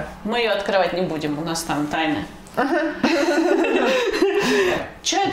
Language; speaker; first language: Russian; native; Russian